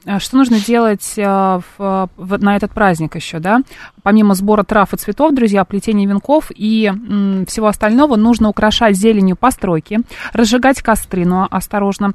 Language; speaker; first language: Russian; native; Russian